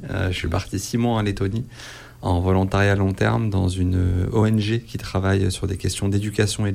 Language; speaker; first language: French; native; French